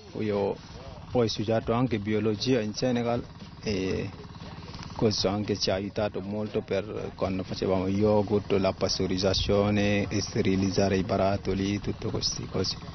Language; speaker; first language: Italian; non-native, fluent; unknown